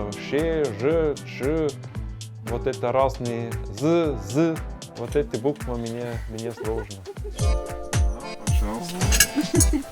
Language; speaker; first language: Russian; non-native, learner; German